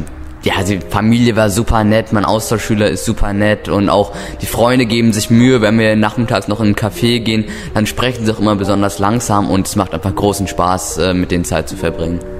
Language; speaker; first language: German; native; German